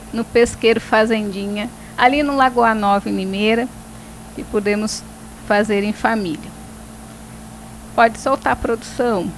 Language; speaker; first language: Portuguese; native; Portuguese